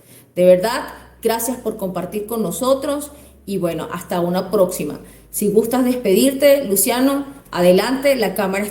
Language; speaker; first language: Spanish; native; Spanish